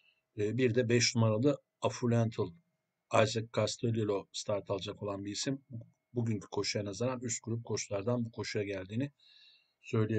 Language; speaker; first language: Turkish; native; Turkish